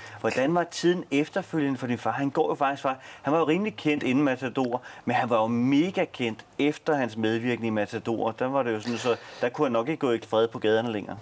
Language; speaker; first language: Danish; native; Danish